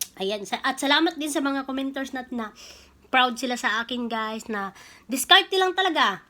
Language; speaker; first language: Filipino; non-native, local second language; Cebuano